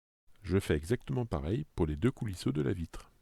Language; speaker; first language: French; native; French